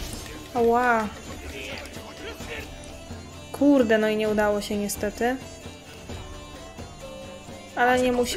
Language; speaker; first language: Polish; native; Polish